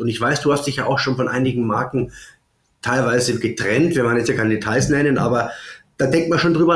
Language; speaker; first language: German; native; German